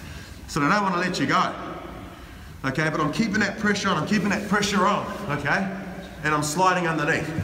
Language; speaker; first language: English; native; English